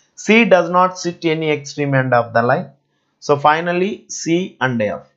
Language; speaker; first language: English; non-native, local second language; Telugu